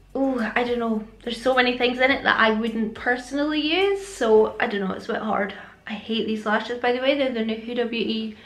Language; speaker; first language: English; native; English